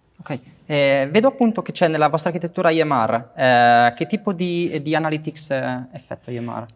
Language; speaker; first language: Italian; native; Italian